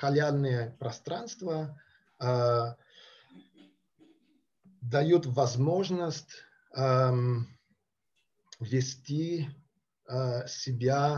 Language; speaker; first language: Russian; non-native, fluent; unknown